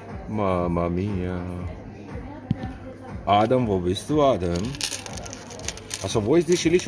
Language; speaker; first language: German; non-native, learner; Urdu